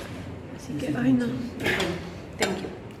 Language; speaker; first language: Spanish; native; Spanish